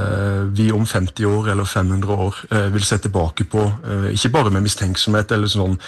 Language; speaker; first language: Norwegian; native; Norwegian